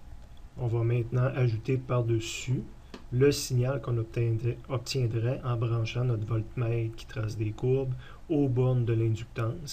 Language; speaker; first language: French; native; French